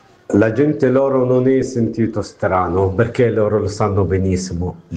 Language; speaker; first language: Italian; non-native, learner; Arabic